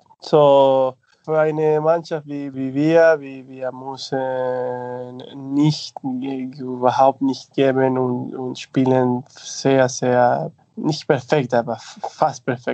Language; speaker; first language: German; non-native, fluent; Spanish